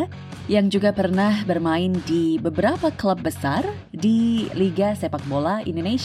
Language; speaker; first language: Indonesian; native; Indonesian